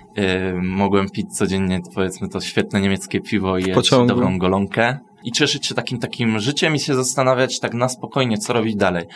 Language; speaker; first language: Polish; native; Polish